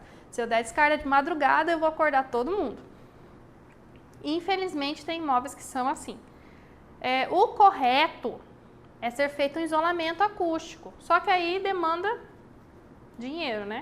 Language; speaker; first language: Portuguese; native; Portuguese